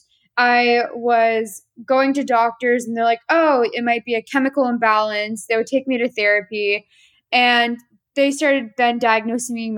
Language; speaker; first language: English; native; English